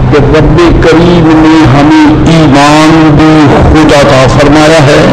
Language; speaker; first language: Urdu; non-native, local second language; Punjabi